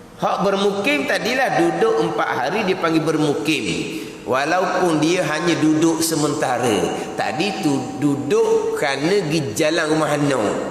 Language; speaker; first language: Malay; native; Malay